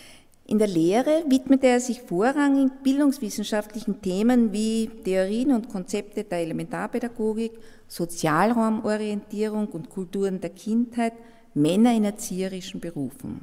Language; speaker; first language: German; native; German